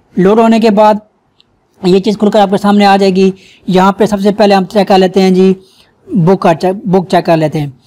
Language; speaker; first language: Urdu; non-native, local second language; Punjabi